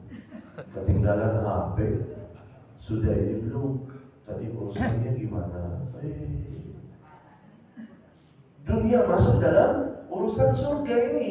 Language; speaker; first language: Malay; non-native, fluent; Arabic